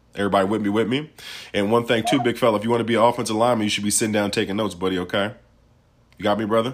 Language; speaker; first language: English; native; English